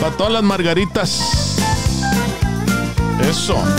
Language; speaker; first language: Spanish; early bilingual, other home language; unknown